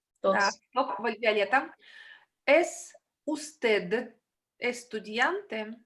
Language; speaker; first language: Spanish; non-native, fluent; Russian